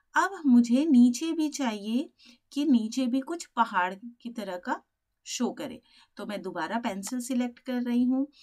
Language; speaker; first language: Hindi; native; Hindi